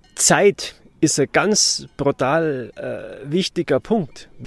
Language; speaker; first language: German; native; German